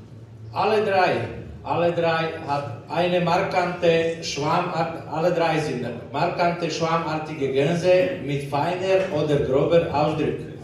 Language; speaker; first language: German; non-native, learner; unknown